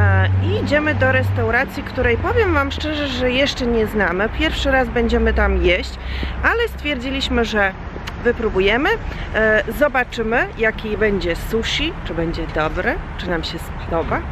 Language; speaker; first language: Polish; native; Polish